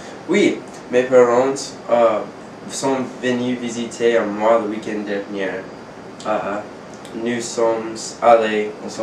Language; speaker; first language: French; non-native, learner; English